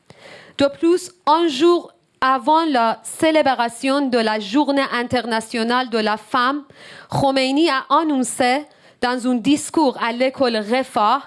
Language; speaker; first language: French; non-native, learner; Persian